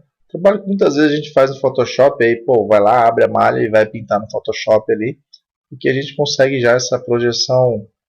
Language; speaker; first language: Portuguese; native; Portuguese